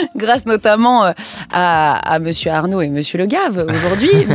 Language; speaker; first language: French; native; French